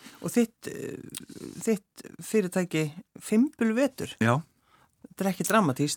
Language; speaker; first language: Icelandic; native; Icelandic